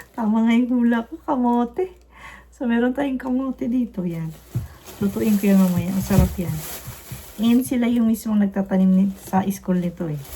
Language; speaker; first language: Filipino; non-native, local second language; Cebuano